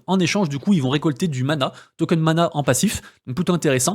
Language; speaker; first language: French; native; French